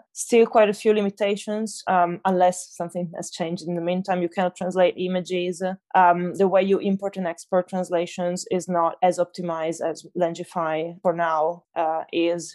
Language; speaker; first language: English; non-native, fluent; German